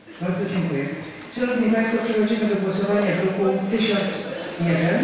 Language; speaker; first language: Polish; native; Polish